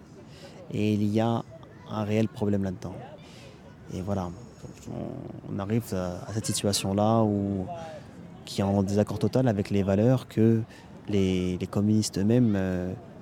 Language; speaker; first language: French; native; French